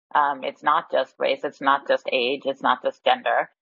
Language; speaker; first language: English; non-native, fluent; Danish